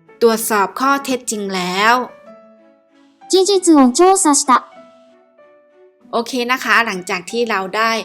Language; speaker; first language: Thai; native; Thai